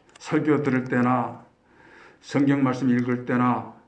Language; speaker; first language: Korean; native; Korean